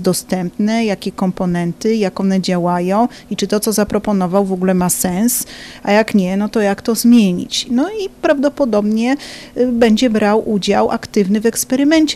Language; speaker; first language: Polish; native; Polish